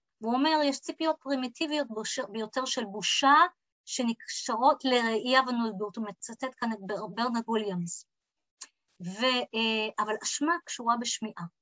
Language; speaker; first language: Hebrew; early bilingual, other home language; English